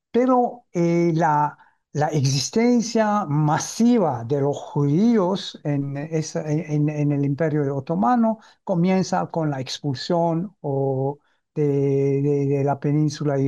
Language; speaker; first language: Spanish; early bilingual, heritage; Ladino